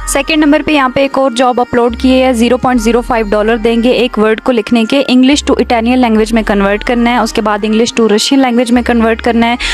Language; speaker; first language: Urdu; non-native, local second language; Punjabi